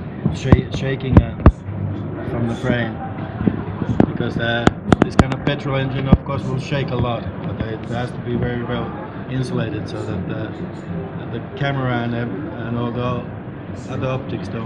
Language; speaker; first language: English; non-native, fluent; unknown